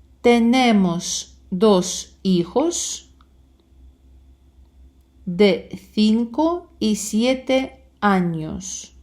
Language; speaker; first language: Spanish; non-native, fluent; Ukrainian